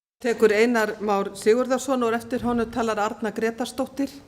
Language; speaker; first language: Icelandic; native; Icelandic